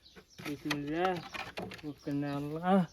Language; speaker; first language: Arabic; native; Arabic